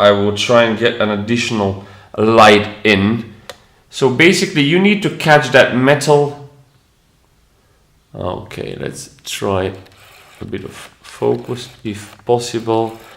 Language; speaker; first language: English; non-native, fluent; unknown